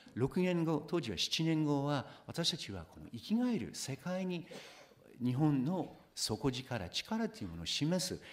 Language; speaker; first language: Japanese; non-native, fluent; English